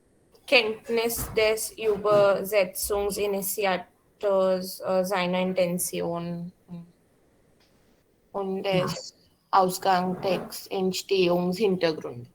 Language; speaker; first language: German; non-native, fluent; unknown